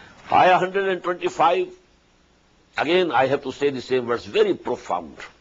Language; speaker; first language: English; non-native, local second language; Urdu